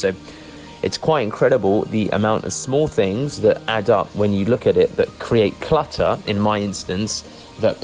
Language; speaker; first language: English; native; English